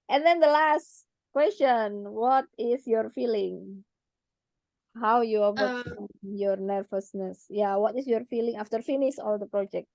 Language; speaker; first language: English; non-native, learner; Indonesian